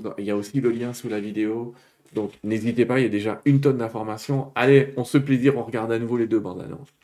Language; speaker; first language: French; native; French